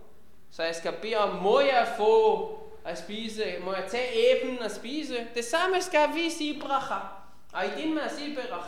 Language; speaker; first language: Danish; non-native, fluent; Hebrew